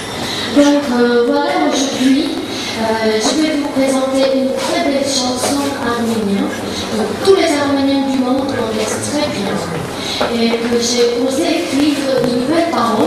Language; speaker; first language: French; non-native, fluent; Armenian